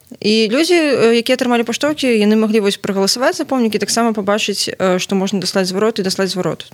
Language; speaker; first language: Belarusian; native; Belarusian